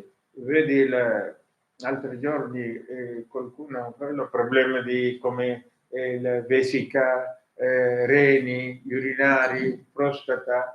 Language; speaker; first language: Italian; non-native, learner; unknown